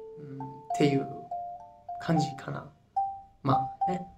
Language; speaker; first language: Japanese; non-native, fluent; Hindi